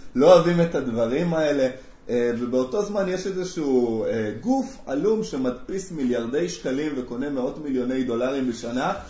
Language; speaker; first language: Hebrew; early bilingual, other home language; Amharic